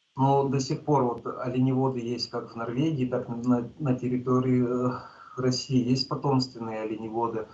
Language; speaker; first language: Russian; native; Russian